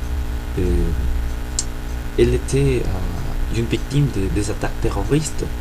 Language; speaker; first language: French; non-native, fluent; Spanish